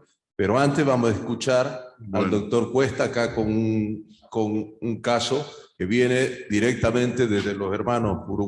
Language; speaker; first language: Spanish; native; Spanish